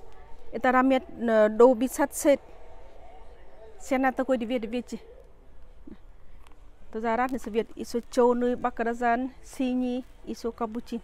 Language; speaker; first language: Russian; non-native, learner; Tajik